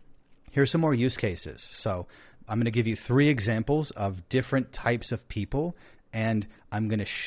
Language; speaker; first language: English; native; English